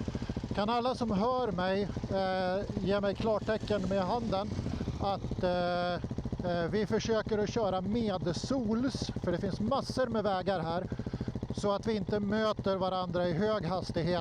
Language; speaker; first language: Swedish; native; Swedish